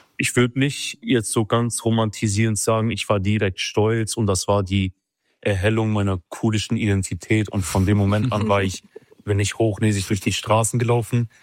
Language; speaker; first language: German; early bilingual, other home language; Kurdish